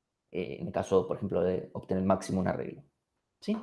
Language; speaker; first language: Spanish; native; Spanish